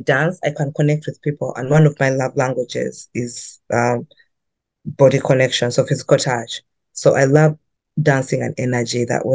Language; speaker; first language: English; non-native, local second language; Ganda